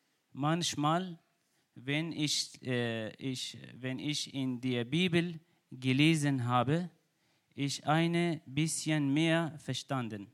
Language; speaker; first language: German; non-native, learner; Kurdish